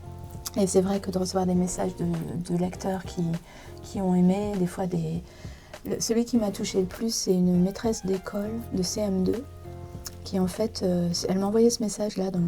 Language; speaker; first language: French; native; French